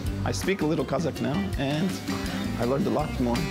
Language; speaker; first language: English; non-native, fluent; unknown